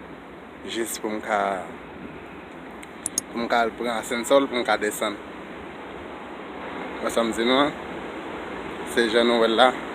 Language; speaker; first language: French; non-native, learner; Haitian Creole